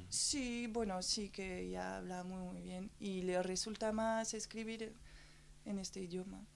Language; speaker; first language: Spanish; non-native, fluent; French